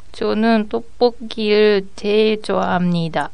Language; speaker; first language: Korean; non-native, learner; Japanese